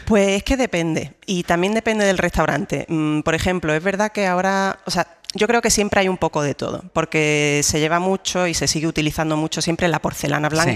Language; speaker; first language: Spanish; native; Spanish